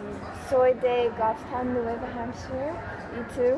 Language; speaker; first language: Spanish; non-native, learner; English